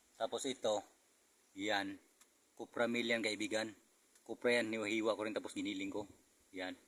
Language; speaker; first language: Filipino; non-native, local second language; Cebuano